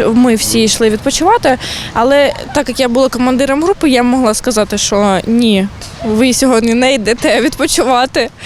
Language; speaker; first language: Ukrainian; native; Ukrainian